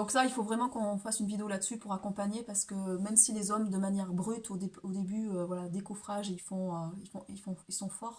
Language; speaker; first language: French; native; French